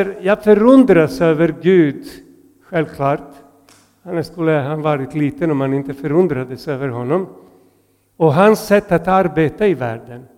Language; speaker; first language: Swedish; non-native, fluent; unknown